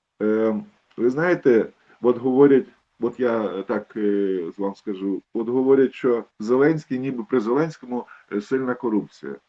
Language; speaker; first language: Ukrainian; non-native, local second language; Russian